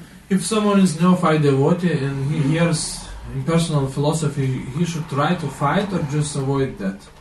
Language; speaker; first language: English; non-native, fluent; Lithuanian